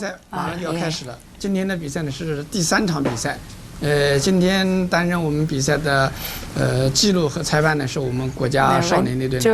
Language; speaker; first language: Chinese; native; Chinese